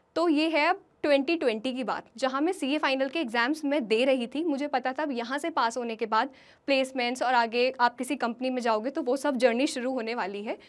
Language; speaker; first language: Hindi; native; Hindi